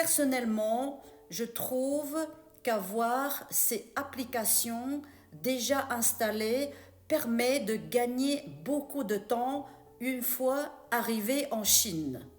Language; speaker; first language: French; non-native, fluent; Chinese